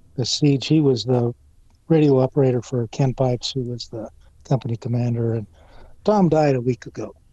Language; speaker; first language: English; native; English